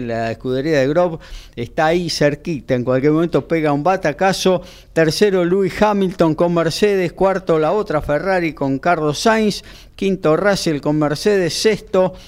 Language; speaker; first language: Spanish; native; Spanish